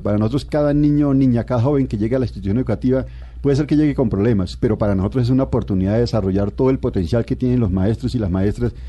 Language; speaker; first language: Spanish; native; Spanish